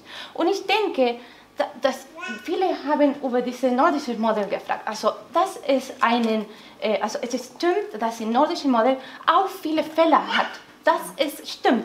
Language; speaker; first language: German; non-native, learner; Spanish